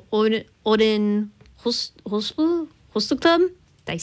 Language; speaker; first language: Japanese; non-native, learner; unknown